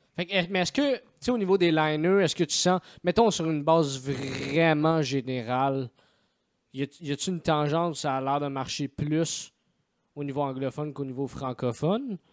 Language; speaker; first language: French; native; French